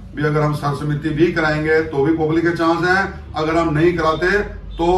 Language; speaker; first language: Hindi; non-native, local second language; Punjabi